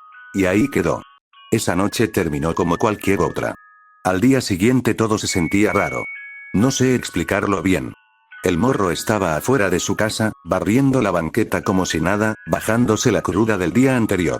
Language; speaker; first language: Spanish; native; Spanish